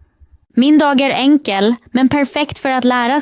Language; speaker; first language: Swedish; non-native, fluent; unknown